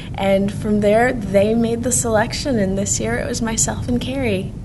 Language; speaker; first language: English; native; English